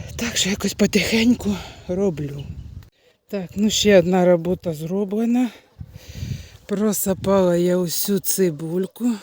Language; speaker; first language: Ukrainian; non-native, local second language; Russian